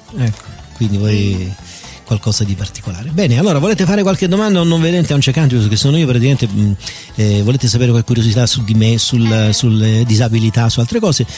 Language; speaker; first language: Italian; native; Italian